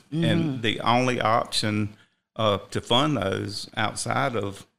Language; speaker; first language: English; native; English